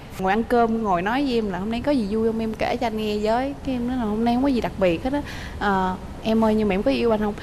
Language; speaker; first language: Vietnamese; native; Vietnamese